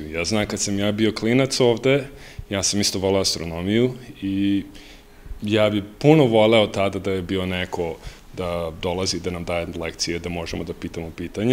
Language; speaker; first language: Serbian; early bilingual, heritage; Serbian